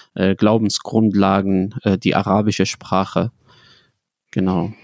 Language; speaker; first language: German; non-native, fluent; Arabic